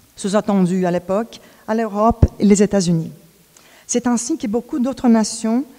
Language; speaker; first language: French; non-native, fluent; Portuguese